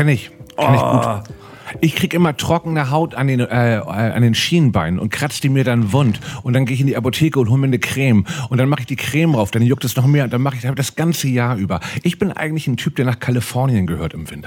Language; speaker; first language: German; native; German